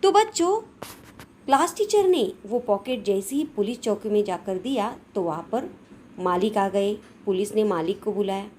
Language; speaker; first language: Hindi; non-native, local second language; Marathi